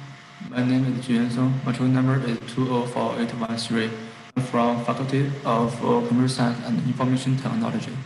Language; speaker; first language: English; non-native, learner; Chinese